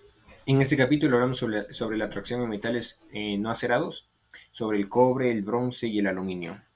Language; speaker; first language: Spanish; native; Spanish